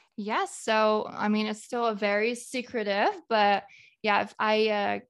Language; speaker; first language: English; non-native, fluent; Dutch